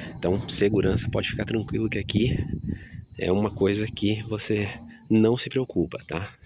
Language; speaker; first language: Portuguese; native; Portuguese